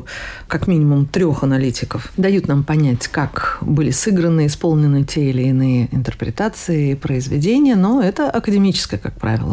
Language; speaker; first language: Russian; native; Russian